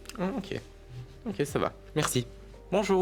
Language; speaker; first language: French; non-native, learner; Italian